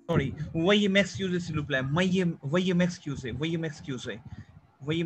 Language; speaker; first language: French; non-native, fluent; Hindi